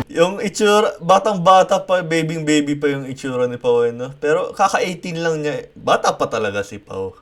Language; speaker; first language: Filipino; native; Filipino